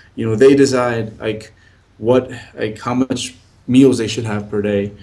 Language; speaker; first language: English; native; English